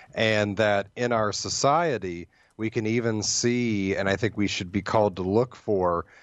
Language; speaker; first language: English; native; English